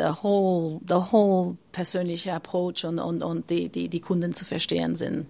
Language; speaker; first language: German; non-native, learner; French